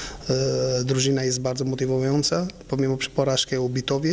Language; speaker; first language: Polish; non-native, learner; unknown